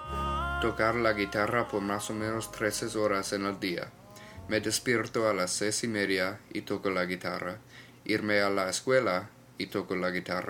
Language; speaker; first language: Spanish; non-native, learner; English